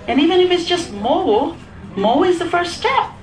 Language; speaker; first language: English; non-native, local second language; Filipino